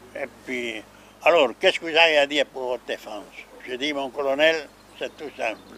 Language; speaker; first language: French; non-native, local second language; Swiss German